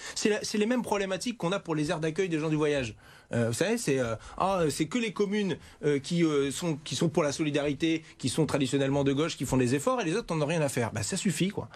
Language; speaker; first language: French; native; French